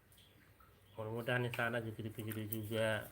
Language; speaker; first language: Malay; non-native, local second language; Minangkabau